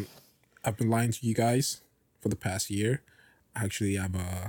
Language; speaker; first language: English; non-native, local second language; Yoruba